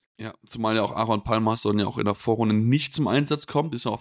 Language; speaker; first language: German; native; German